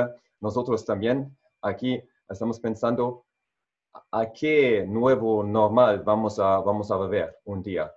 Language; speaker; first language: Spanish; non-native, fluent; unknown